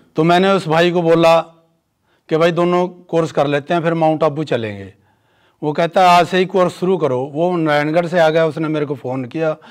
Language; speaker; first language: Hindi; native; Hindi